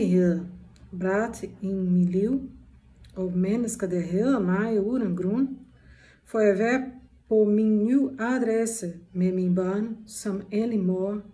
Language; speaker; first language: Danish; non-native, learner; Portuguese